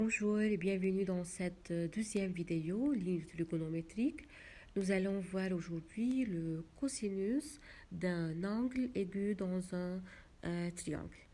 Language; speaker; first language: French; non-native, local second language; Arabic